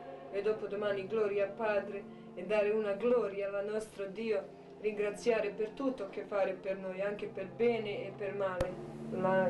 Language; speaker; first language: Italian; non-native, learner; Croatian